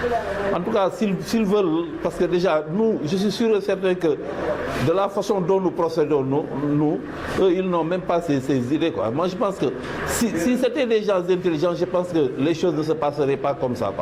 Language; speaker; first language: French; non-native, local second language; Wolof